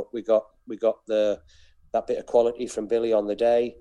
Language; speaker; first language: English; native; English